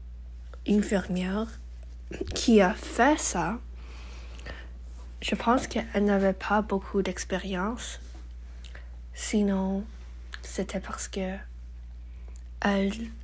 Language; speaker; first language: French; non-native, learner; English